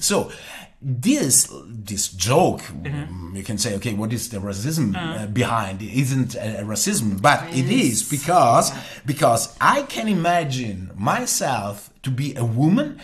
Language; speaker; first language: English; non-native, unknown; Italian